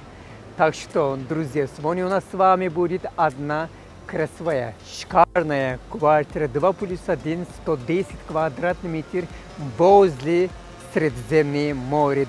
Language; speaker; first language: Russian; non-native, fluent; Turkish